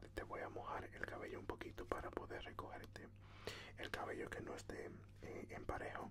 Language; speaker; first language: Spanish; early bilingual, heritage; Spanish